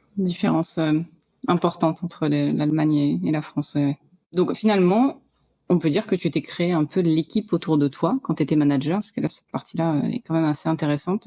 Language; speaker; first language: French; native; French